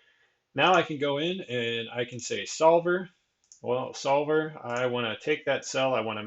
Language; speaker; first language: English; native; English